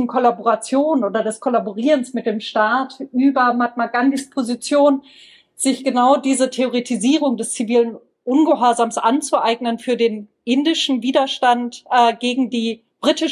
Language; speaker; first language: German; native; German